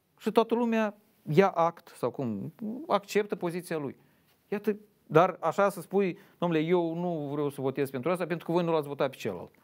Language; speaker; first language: Romanian; native; Romanian